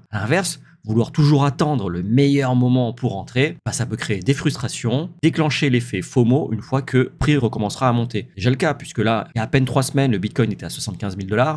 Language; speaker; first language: French; native; French